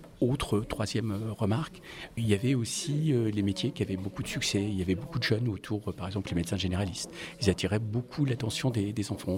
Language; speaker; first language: French; native; French